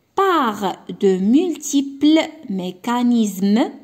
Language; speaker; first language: French; non-native, local second language; Arabic